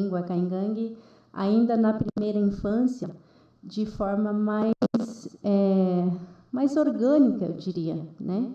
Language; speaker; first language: Portuguese; non-native, local second language; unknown